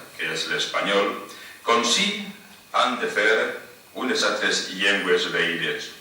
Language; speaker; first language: Catalan; non-native, local second language; Spanish